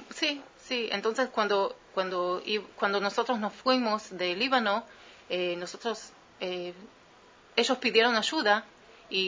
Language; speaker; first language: Spanish; early bilingual, heritage; Spanish